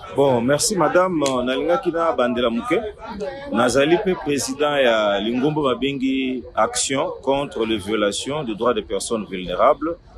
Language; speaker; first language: Lingala; native; Lingala